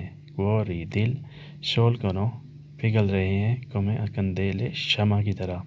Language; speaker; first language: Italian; non-native, learner; Urdu